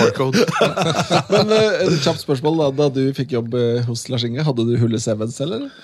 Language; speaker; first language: Norwegian; native; Norwegian